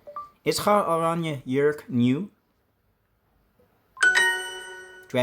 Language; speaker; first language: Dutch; non-native, learner; English